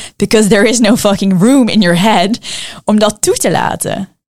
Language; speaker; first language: Dutch; early bilingual, heritage; Dutch